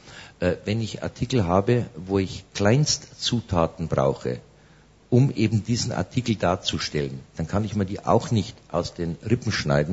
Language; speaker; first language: German; native; German